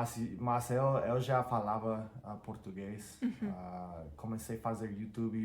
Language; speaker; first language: Portuguese; non-native, fluent; English